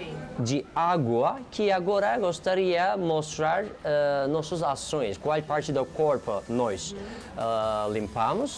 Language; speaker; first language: Portuguese; non-native, learner; Turkish